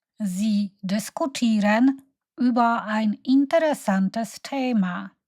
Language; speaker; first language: German; non-native, fluent; Polish